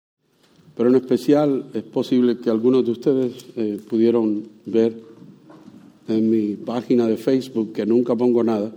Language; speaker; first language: Spanish; native; Spanish